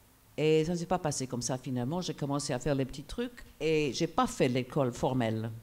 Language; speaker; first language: French; non-native, fluent; English